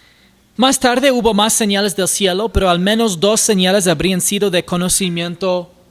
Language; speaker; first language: Spanish; non-native, fluent; English